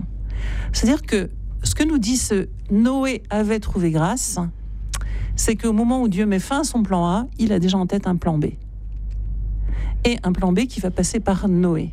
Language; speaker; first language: French; native; French